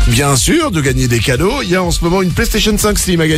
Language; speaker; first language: French; native; French